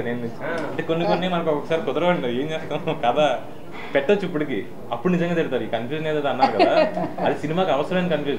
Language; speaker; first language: Telugu; native; Telugu